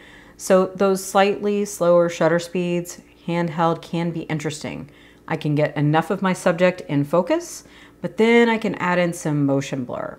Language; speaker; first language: English; native; English